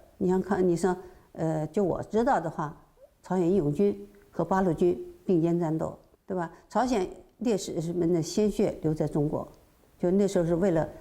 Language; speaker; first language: Chinese; native; Chinese